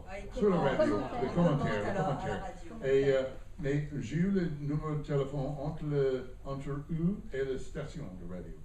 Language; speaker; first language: French; non-native, learner; English